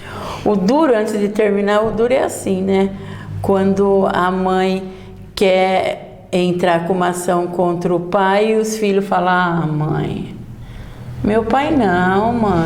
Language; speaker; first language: Portuguese; native; Portuguese